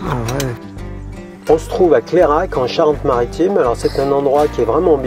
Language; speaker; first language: French; native; French